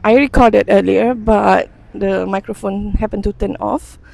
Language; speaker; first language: English; non-native, local second language; Malay